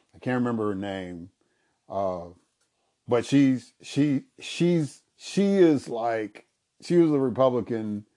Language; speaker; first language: English; native; English